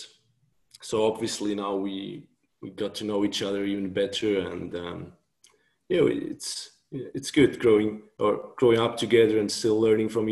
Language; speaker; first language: English; non-native, fluent; Swiss German